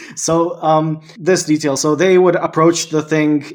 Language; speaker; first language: English; non-native, fluent; Serbian